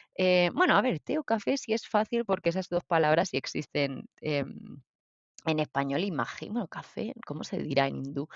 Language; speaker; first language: Spanish; native; Spanish